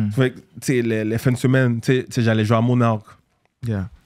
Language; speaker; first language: French; native; French